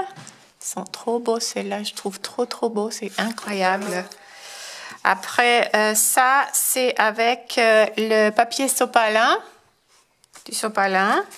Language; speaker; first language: French; non-native, fluent; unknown